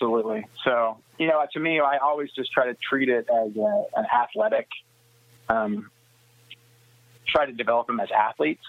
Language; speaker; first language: English; native; English